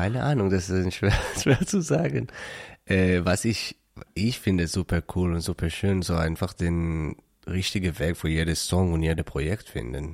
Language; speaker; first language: German; non-native, learner; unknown